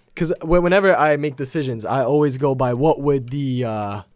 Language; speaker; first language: English; early bilingual, other home language; Polish